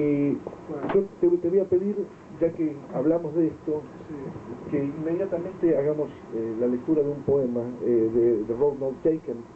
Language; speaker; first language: Spanish; native; Spanish